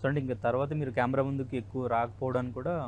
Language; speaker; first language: Telugu; native; Telugu